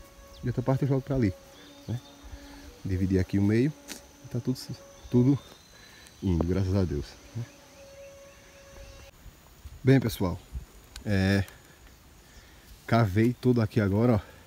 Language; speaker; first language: Portuguese; native; Portuguese